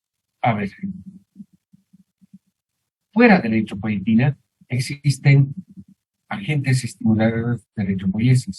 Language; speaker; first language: Spanish; native; Spanish